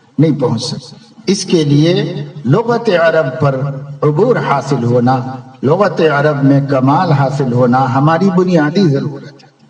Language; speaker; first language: Urdu; native; Urdu